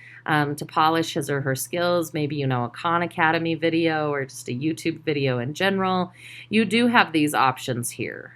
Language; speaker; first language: English; native; English